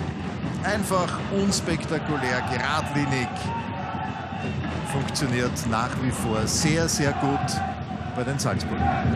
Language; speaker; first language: German; native; German